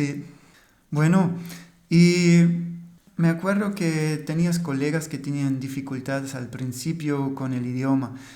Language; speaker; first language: Spanish; non-native, fluent; German